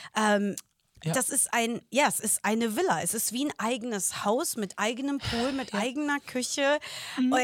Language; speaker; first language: German; native; German